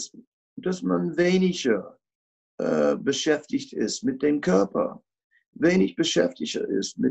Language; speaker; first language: German; non-native, fluent; Dutch